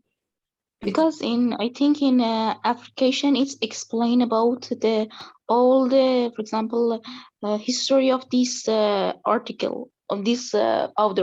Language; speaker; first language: English; non-native, learner; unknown